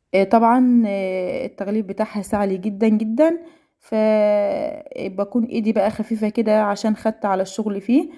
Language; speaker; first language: Arabic; native; Arabic